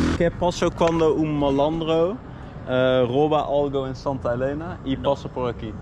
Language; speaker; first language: Spanish; non-native, learner; Dutch